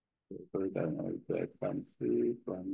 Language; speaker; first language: Vietnamese; non-native, learner; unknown